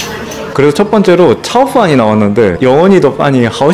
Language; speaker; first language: Korean; native; Korean